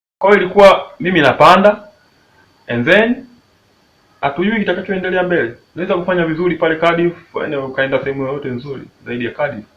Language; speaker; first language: Swahili; native; Swahili